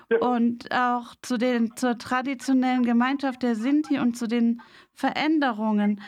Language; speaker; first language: German; native; German